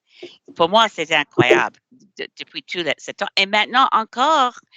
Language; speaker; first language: French; non-native, learner; English